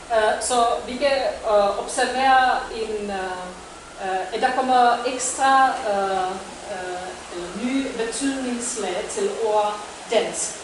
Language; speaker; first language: Danish; non-native, fluent; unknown